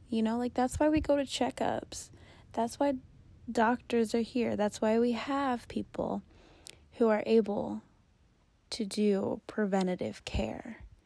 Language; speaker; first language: English; native; English